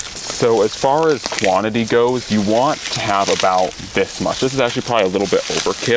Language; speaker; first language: English; native; English